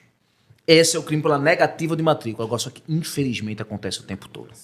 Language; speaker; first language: Portuguese; native; Portuguese